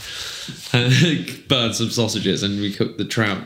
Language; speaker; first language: English; native; English